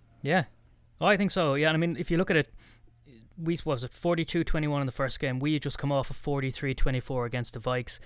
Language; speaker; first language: English; native; English